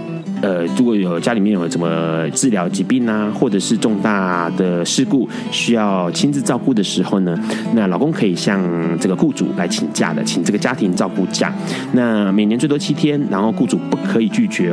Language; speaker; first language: Chinese; native; Chinese